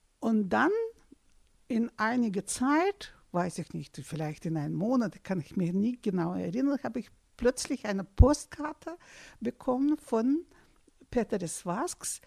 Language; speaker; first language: German; non-native, fluent; Russian